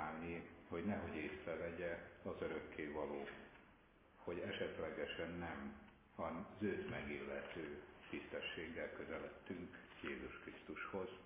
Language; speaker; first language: Hungarian; native; Hungarian